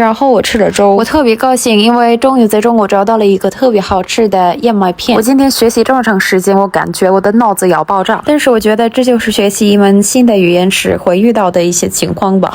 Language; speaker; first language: Chinese; non-native, fluent; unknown